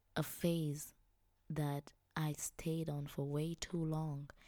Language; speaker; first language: English; non-native, local second language; Swahili